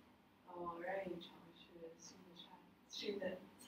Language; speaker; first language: Chinese; non-native, learner; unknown